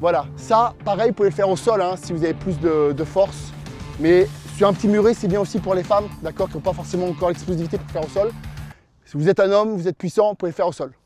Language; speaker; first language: French; native; French